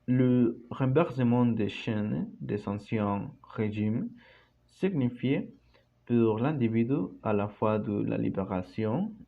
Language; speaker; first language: French; non-native, learner; Spanish